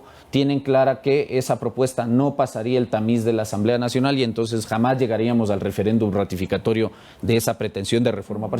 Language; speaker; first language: Spanish; native; Spanish